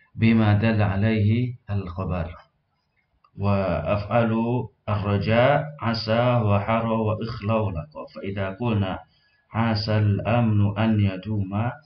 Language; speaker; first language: Arabic; non-native, fluent; Indonesian